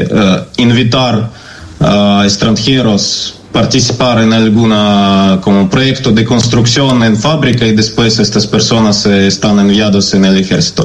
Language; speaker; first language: Spanish; non-native, learner; Ukrainian